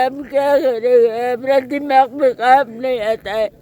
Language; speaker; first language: Hindi; non-native, local second language; Bangla